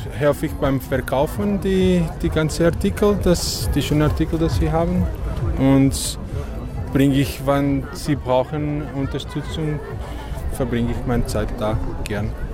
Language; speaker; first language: German; non-native, learner; Portuguese